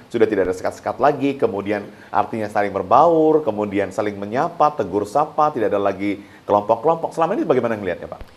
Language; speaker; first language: Indonesian; native; Indonesian